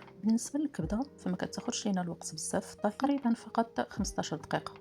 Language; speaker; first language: Arabic; native; Arabic